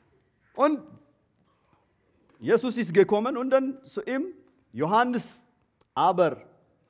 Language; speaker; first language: German; non-native, learner; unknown